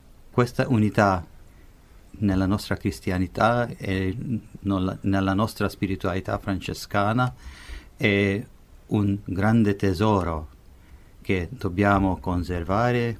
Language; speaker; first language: Italian; non-native, fluent; Hungarian